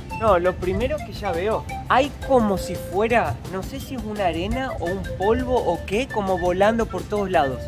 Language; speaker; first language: Spanish; native; Spanish